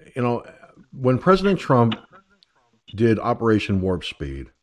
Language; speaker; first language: English; native; English